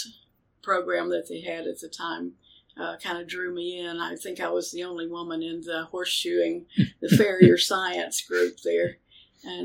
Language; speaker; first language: English; native; English